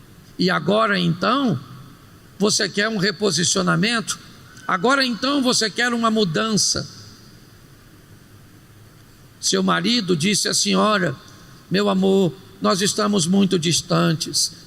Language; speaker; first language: Portuguese; native; Portuguese